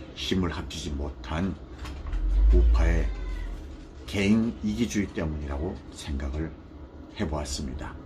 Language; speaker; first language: Korean; native; Korean